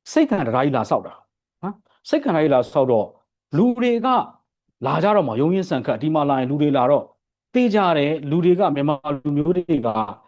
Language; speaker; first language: Burmese; native; Burmese